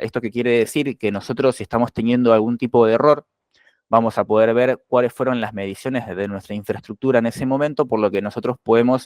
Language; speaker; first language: Spanish; native; Spanish